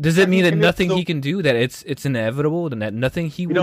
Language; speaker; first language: English; native; English